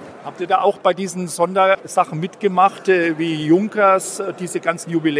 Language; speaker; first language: German; native; German